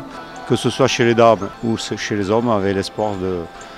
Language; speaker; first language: French; native; French